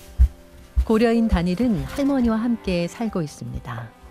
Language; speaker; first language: Korean; native; Korean